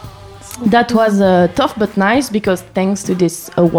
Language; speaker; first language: English; non-native, fluent; French